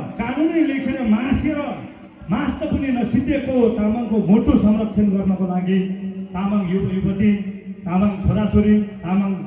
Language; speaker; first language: Nepali; non-native, local second language; Eastern Tamang